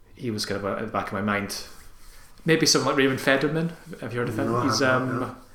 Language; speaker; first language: English; native; English